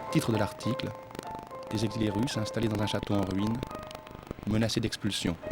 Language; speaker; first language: French; native; French